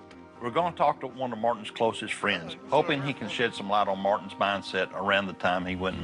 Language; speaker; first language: English; native; English